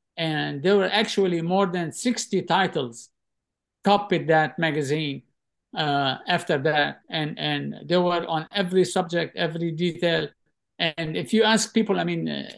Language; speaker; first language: English; non-native, fluent; Arabic